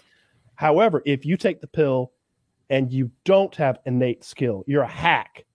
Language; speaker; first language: English; native; English